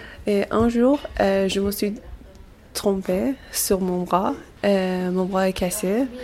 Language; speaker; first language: French; non-native, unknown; Persian